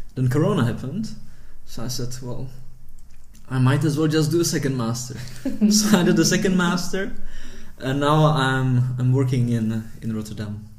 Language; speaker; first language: English; early bilingual, heritage; Czech